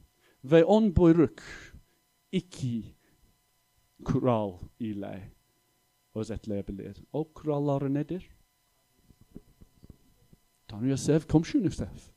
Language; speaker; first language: Turkish; non-native, fluent; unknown